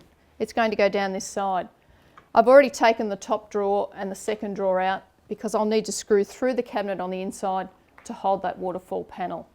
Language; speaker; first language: English; native; English